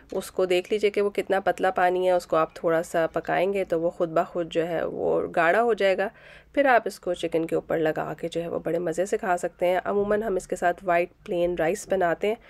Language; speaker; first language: Urdu; native; Urdu